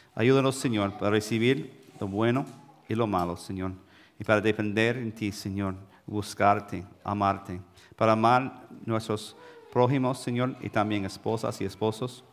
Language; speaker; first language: Spanish; non-native, learner; English